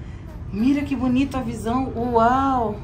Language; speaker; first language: Portuguese; native; Portuguese